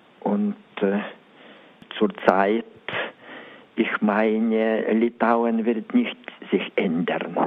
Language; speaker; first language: German; non-native, learner; Lithuanian